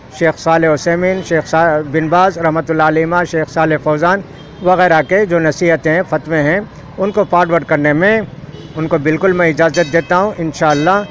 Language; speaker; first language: Urdu; native; Urdu